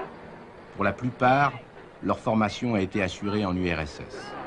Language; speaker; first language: French; native; French